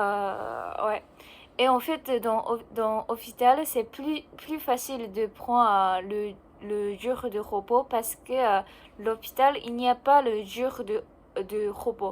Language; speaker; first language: French; non-native, learner; Japanese